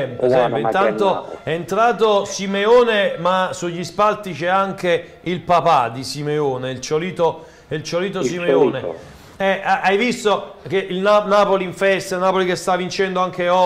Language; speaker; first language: Italian; native; Italian